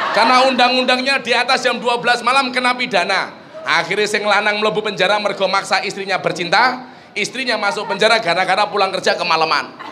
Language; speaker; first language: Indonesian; non-native, local second language; Javanese